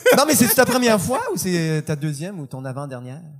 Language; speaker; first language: French; native; French